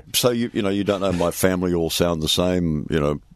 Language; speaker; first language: English; native; English